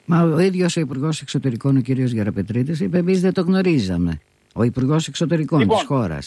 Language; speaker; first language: Greek; native; Greek